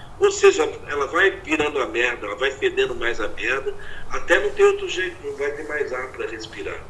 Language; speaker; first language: Portuguese; native; Portuguese